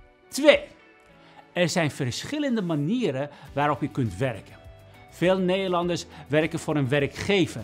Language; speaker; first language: Dutch; non-native, fluent; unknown